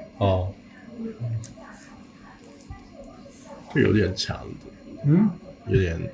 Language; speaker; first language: Chinese; non-native, learner; Japanese